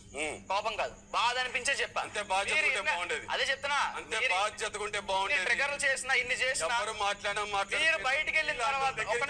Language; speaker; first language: Telugu; native; Telugu